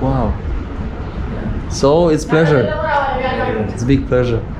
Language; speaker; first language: English; non-native, learner; Polish